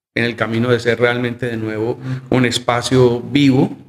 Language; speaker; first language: Spanish; native; Spanish